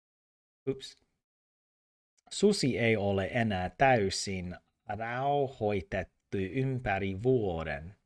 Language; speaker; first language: Finnish; non-native, learner; English